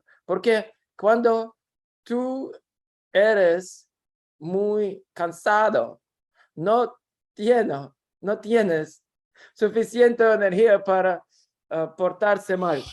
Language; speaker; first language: Spanish; non-native, learner; Russian